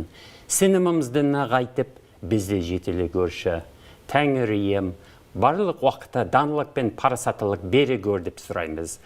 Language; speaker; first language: Kazakh; non-native, learner; English